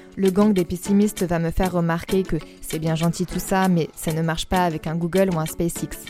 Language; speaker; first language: French; native; French